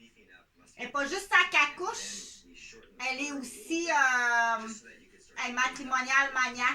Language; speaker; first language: French; native; French